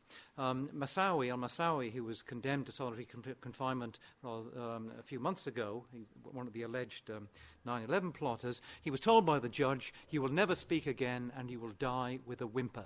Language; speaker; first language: English; non-native, local second language; Welsh